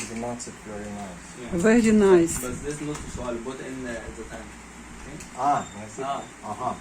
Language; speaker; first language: English; non-native, learner; Ukrainian